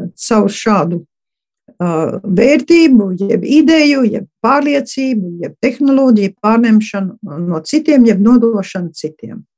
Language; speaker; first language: Latvian; early bilingual, heritage; Latvian